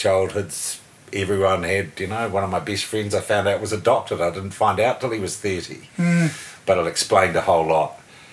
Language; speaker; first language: English; native; English